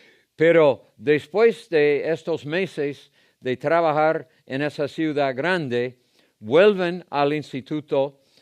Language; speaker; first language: Spanish; non-native, fluent; English